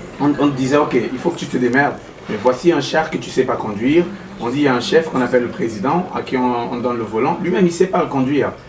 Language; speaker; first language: French; non-native, local second language; Basaa